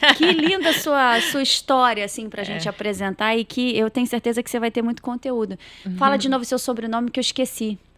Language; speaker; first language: Portuguese; native; Portuguese